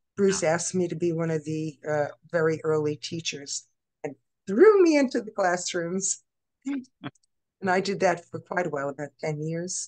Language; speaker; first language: English; native; English